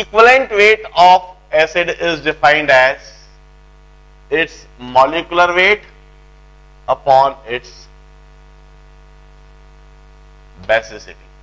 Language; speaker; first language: English; non-native, local second language; Hindi